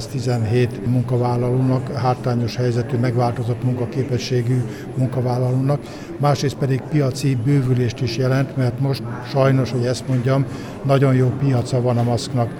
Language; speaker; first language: Hungarian; native; Hungarian